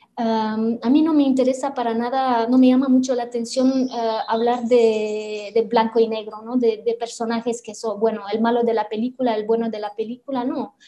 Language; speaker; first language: Spanish; non-native, fluent; Romanian